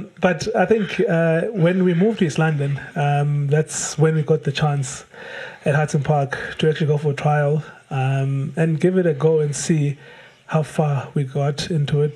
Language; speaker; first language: English; non-native, local second language; Xhosa